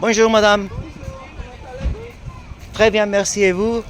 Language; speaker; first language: French; non-native, learner; Spanish